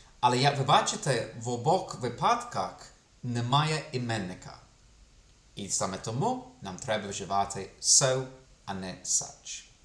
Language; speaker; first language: Ukrainian; non-native, fluent; English